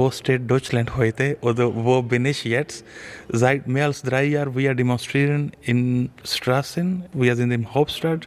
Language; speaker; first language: German; non-native, learner; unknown